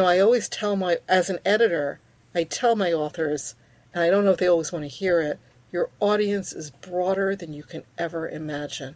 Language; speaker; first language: English; early bilingual, other home language; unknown